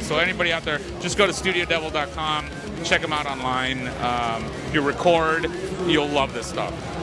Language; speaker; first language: English; early bilingual, other home language; Spanish